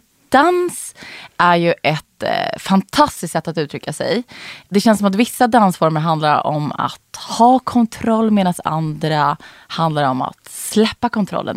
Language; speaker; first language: Swedish; native; Swedish